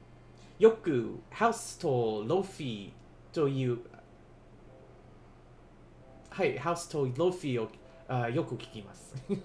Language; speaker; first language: Japanese; non-native, learner; English